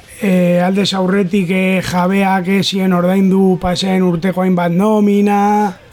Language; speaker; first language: Basque; non-native, local second language; Spanish